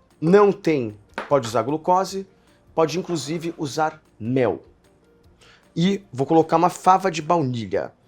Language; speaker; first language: Portuguese; native; Portuguese